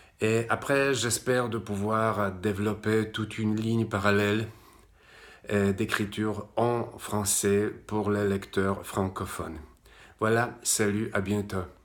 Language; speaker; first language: French; non-native, fluent; Polish